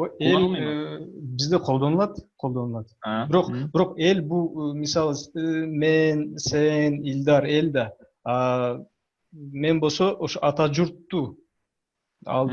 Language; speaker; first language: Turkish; non-native, learner; Kyrgyz